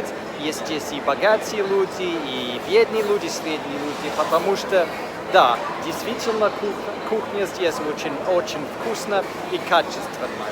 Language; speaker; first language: Russian; non-native, fluent; English